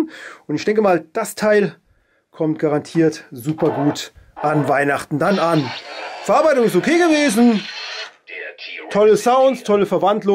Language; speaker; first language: German; native; German